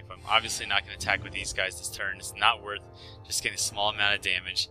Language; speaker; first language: English; native; English